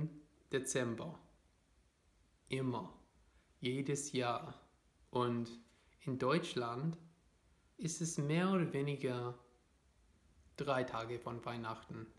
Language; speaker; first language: German; non-native, fluent; English